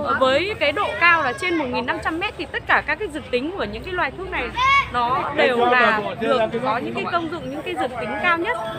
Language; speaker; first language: Vietnamese; non-native, local second language; Iu Mien